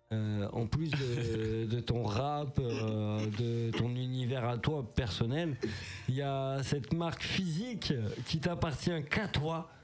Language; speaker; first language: French; native; French